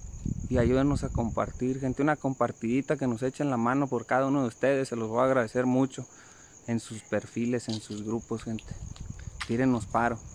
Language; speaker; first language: Spanish; native; Spanish